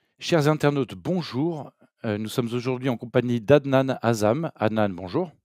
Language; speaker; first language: French; native; French